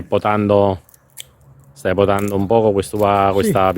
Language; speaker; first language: Italian; native; Italian